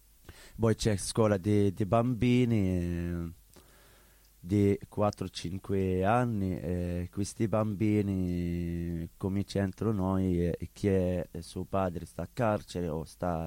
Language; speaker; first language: Italian; non-native, learner; Arabic